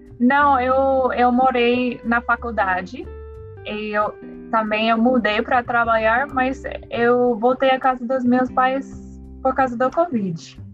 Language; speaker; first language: Portuguese; non-native, learner; English